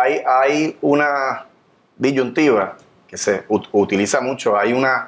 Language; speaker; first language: Spanish; native; Spanish